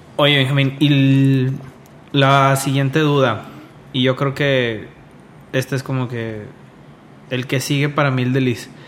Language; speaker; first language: Spanish; native; Spanish